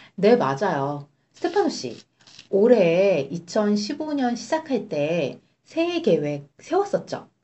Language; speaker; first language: Korean; native; Korean